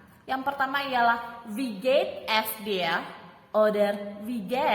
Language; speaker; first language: German; non-native, fluent; Indonesian